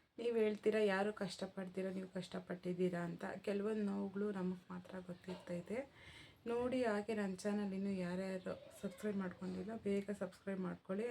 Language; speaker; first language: Kannada; non-native, local second language; Telugu